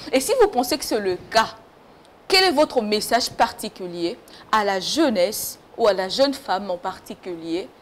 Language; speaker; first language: French; non-native, local second language; Lingala